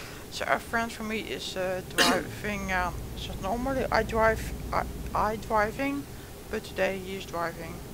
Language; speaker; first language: English; non-native, learner; Dutch